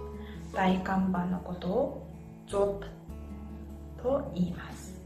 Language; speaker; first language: Japanese; non-native, fluent; Mongolian